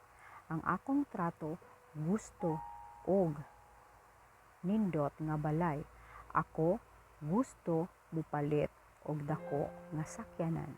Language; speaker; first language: Cebuano; non-native, learner; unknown